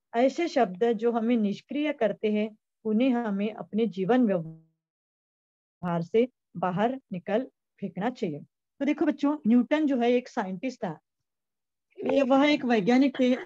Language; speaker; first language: Hindi; non-native, local second language; Marathi